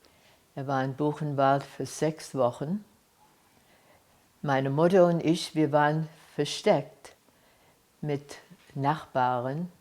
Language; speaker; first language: German; early bilingual, heritage; German